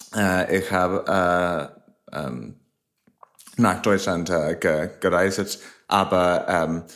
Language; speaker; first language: German; non-native, learner; English